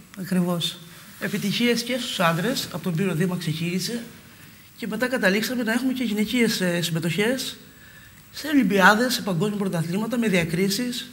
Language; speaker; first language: Greek; native; Greek